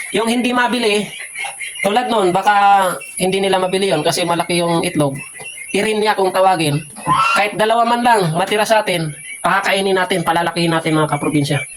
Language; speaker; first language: Filipino; non-native, local second language; Bikol